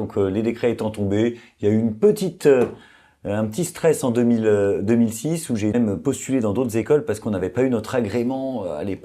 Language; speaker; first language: French; native; French